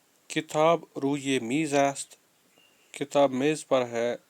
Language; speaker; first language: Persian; non-native, fluent; Urdu